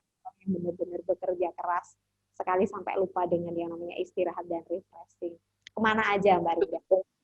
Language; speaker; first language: Indonesian; native; Indonesian